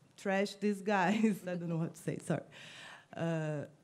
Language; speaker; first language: English; non-native, fluent; Portuguese